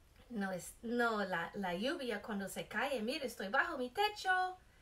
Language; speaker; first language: Spanish; non-native, learner; English